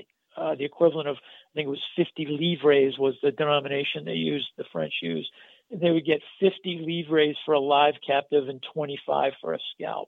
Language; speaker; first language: English; native; English